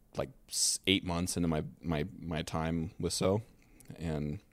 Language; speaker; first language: English; native; English